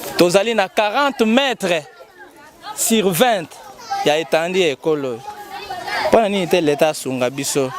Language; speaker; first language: Lingala; native; Lingala